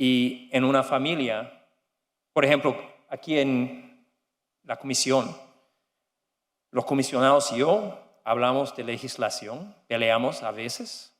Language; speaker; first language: Spanish; non-native, learner; English